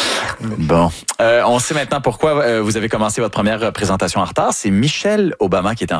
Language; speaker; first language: French; native; French